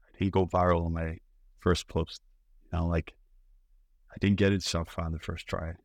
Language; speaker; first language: English; non-native, local second language; Yoruba